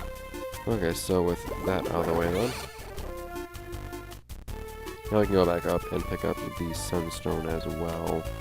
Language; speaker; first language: English; native; English